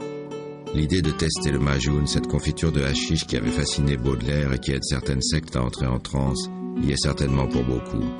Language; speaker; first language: French; native; French